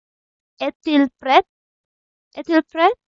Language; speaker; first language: French; non-native, learner; Filipino